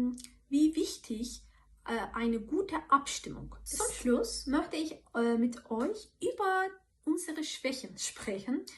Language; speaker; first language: German; non-native, fluent; Turkish